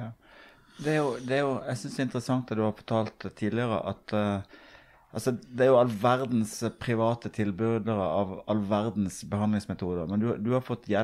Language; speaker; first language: Norwegian; native; Norwegian